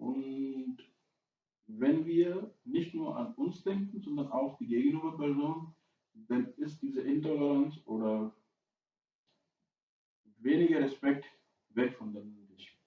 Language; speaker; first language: German; non-native, fluent; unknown